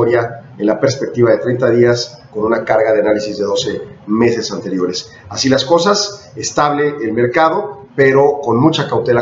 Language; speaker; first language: Spanish; native; Spanish